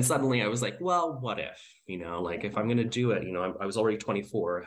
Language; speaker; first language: English; native; English